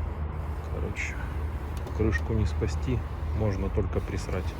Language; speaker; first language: Russian; native; Russian